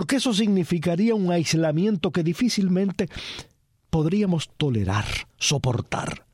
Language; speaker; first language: Spanish; native; Spanish